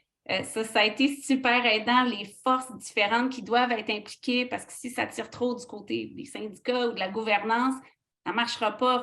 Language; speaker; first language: French; native; French